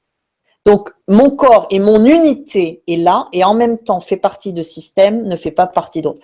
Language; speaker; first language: French; native; French